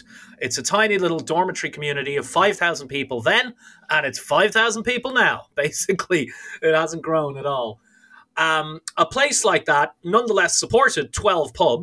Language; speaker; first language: English; native; English